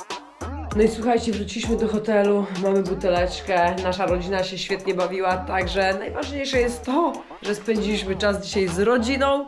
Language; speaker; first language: Polish; native; Polish